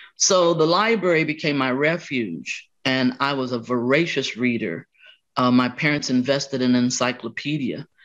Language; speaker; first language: English; native; English